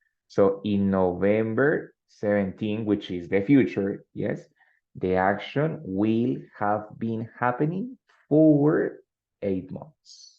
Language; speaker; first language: English; non-native, fluent; Spanish